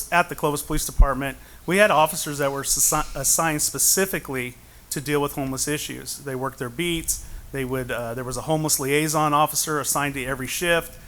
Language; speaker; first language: English; native; English